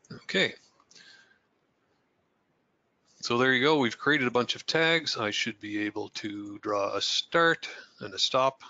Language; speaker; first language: English; native; English